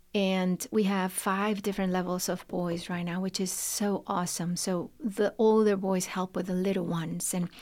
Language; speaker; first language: English; non-native, fluent; Spanish